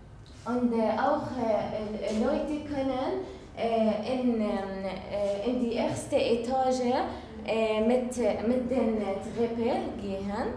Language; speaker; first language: German; non-native, learner; Arabic